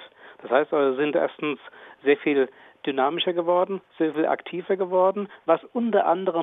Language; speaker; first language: German; native; German